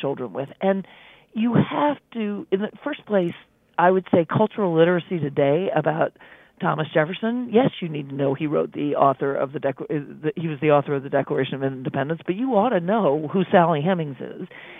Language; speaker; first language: English; native; English